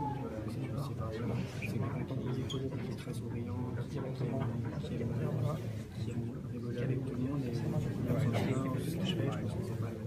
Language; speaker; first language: French; native; French